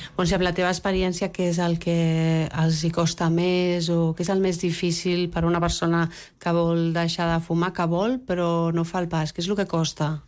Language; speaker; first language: Catalan; native; Catalan